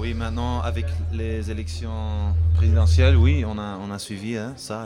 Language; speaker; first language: French; non-native, fluent; Dutch